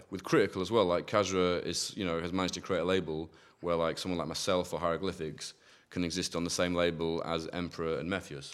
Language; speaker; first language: English; native; English